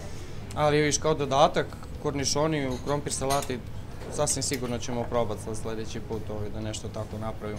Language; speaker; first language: Serbian; native; Serbian